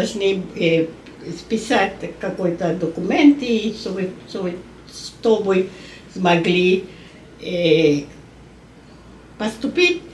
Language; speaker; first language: Russian; non-native, learner; Spanish